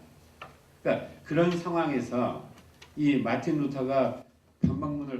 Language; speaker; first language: Korean; native; Korean